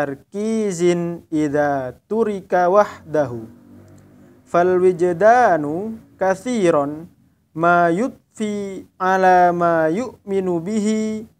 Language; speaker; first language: Arabic; non-native, fluent; Indonesian